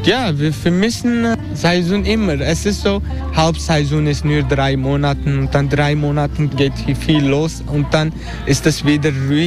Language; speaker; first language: German; non-native, learner; Turkish